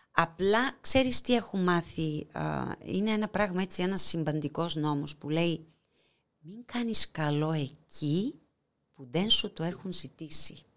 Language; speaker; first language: Greek; non-native, fluent; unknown